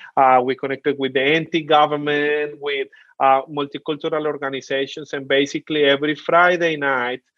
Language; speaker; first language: English; non-native, fluent; Spanish